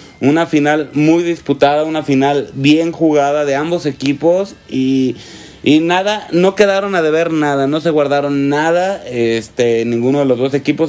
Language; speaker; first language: Spanish; native; Spanish